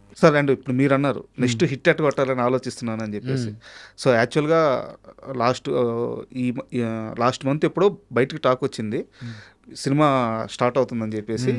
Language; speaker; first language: Telugu; native; Telugu